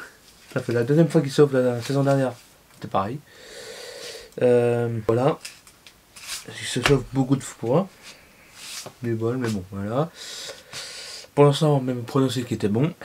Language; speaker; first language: French; native; French